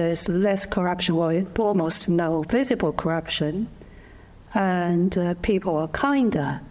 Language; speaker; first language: English; non-native, fluent; Chinese